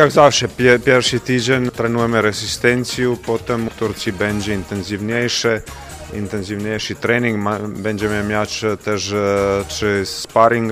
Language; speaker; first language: Polish; non-native, learner; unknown